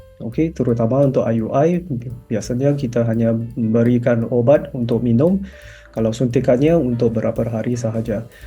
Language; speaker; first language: Malay; non-native, local second language; Chinese